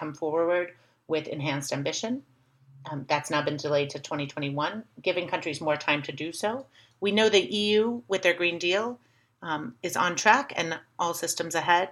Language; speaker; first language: English; native; English